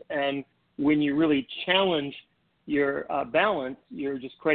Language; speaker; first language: English; native; English